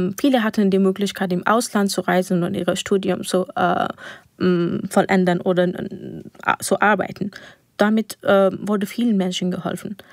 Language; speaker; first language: German; non-native, fluent; Persian